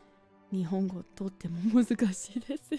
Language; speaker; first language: Japanese; non-native, learner; English